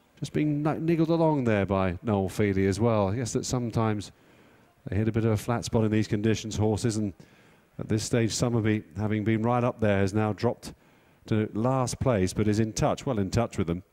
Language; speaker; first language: English; native; English